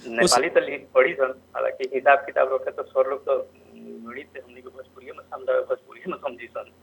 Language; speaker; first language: Bhojpuri; native; Bhojpuri